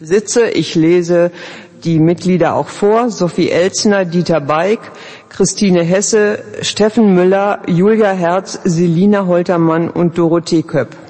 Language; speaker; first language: German; native; German